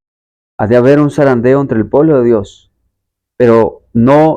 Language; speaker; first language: Spanish; native; Spanish